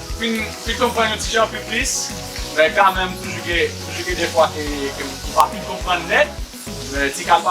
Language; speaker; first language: Haitian Creole; non-native, learner; English